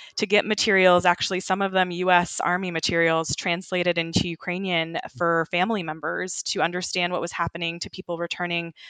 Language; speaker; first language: English; early bilingual, other home language; Ukrainian